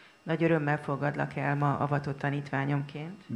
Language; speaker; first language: Hungarian; native; Hungarian